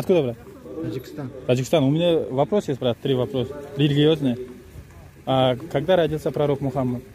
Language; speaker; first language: Russian; non-native, learner; Kyrgyz